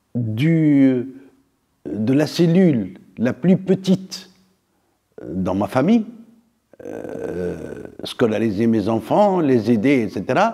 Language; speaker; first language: French; non-native, local second language; Arabic